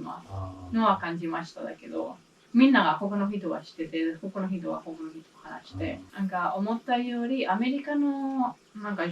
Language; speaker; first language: Japanese; non-native, learner; English